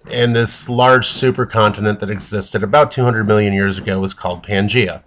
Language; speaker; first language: English; native; English